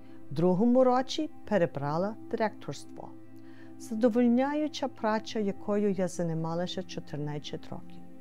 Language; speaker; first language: Ukrainian; early bilingual, heritage; Ukrainian